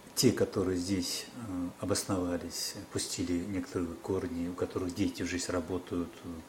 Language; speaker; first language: Russian; non-native, local second language; Kyrgyz